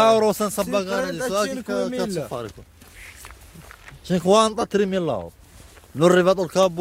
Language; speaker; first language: Italian; non-native, learner; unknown